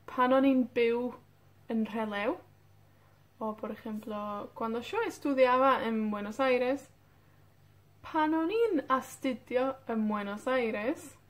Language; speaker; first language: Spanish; non-native, fluent; Welsh